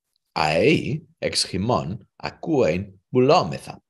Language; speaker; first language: Greek; non-native, learner; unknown